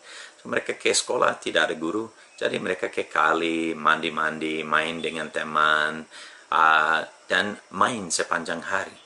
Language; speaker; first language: Indonesian; non-native, fluent; English